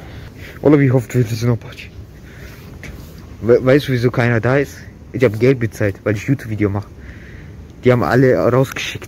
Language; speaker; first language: German; early bilingual, other home language; Turkish